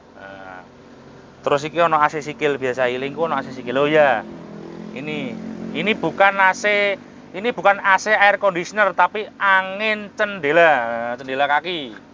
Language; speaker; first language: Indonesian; native; Indonesian